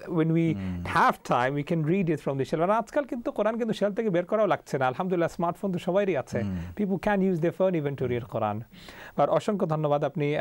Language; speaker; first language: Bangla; early bilingual, heritage; Bangla